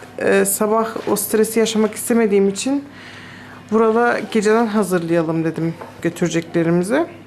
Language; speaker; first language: Turkish; early bilingual, heritage; Turkish